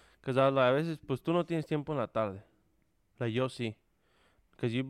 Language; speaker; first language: Spanish; early bilingual, heritage; Spanish